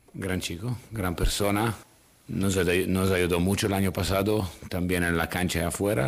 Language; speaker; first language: Spanish; non-native, fluent; Italian